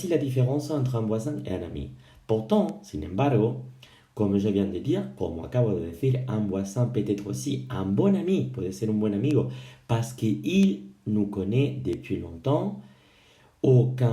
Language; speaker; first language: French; non-native, fluent; Spanish